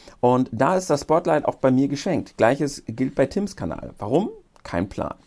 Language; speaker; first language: German; native; German